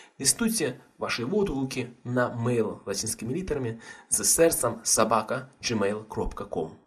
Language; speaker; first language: Belarusian; non-native, local second language; Russian